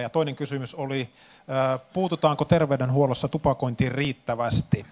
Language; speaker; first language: Finnish; native; Finnish